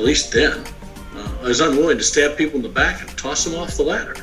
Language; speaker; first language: English; native; English